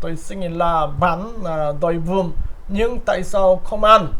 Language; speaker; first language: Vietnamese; non-native, learner; Korean